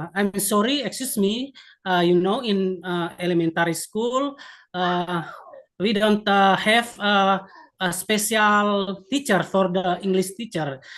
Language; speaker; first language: English; non-native, learner; Indonesian